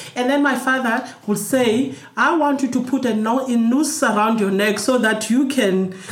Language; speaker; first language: English; non-native, fluent; Xhosa